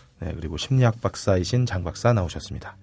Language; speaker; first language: Korean; native; Korean